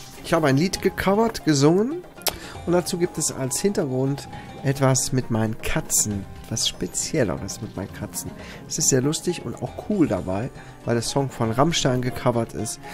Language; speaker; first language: German; native; German